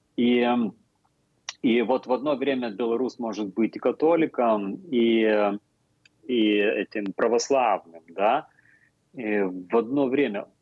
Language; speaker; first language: Russian; non-native, fluent; Lithuanian